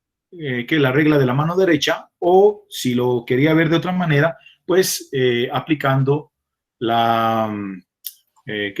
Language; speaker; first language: Spanish; native; Spanish